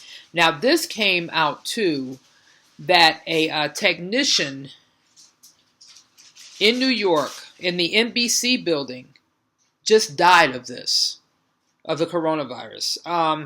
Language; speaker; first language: English; native; English